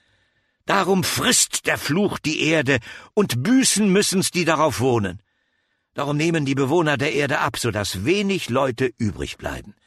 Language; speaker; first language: German; native; German